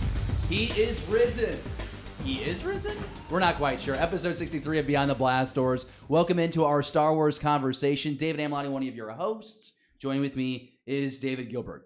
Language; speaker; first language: English; native; English